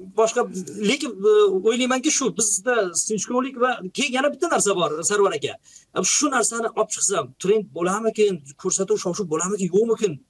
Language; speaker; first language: Uzbek; native; Uzbek